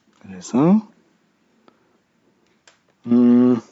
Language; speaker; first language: Korean; non-native, learner; English